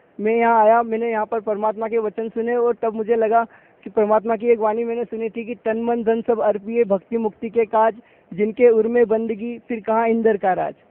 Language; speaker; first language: Hindi; native; Hindi